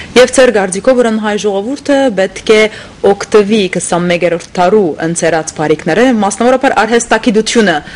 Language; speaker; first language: Armenian; native; Armenian